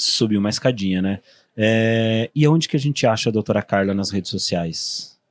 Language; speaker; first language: Portuguese; native; Portuguese